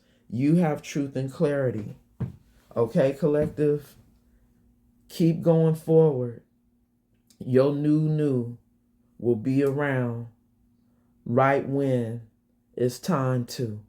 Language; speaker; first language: English; native; English